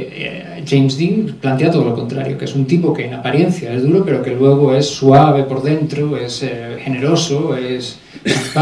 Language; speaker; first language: Spanish; native; Spanish